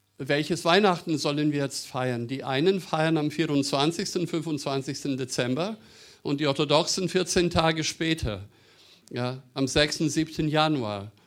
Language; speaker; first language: German; non-native, fluent; Serbian